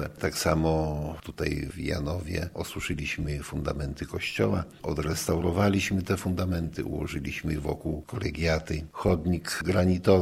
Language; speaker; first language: Polish; native; Polish